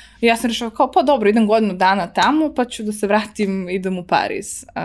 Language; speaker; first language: Serbian; early bilingual, heritage; Serbian